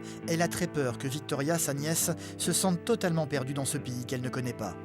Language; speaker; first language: French; native; French